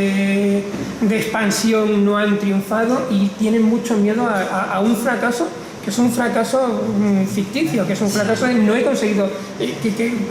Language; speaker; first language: Spanish; native; Spanish